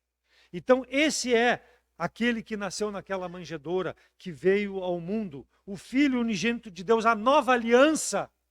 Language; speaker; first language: Portuguese; native; Portuguese